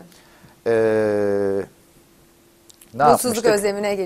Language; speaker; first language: Turkish; native; Turkish